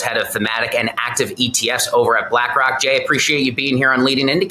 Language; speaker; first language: English; native; English